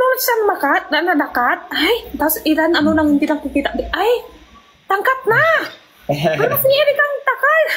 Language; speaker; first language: Filipino; non-native, learner; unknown